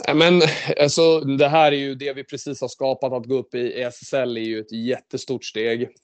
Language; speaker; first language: Swedish; native; Swedish